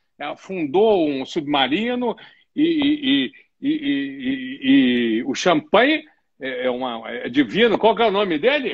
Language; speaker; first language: Portuguese; native; Portuguese